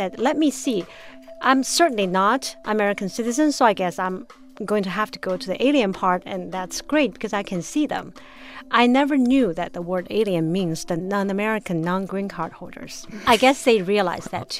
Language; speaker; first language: English; non-native, fluent; Chinese